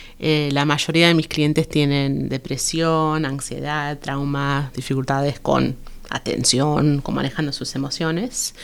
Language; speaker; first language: Spanish; early bilingual, heritage; Spanish